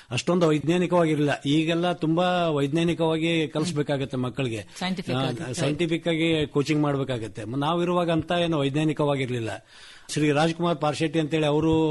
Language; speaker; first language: Kannada; native; Kannada